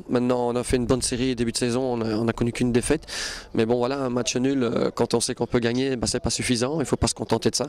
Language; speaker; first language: French; native; French